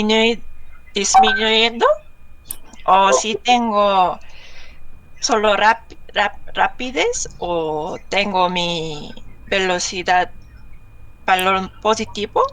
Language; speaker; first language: Spanish; non-native, learner; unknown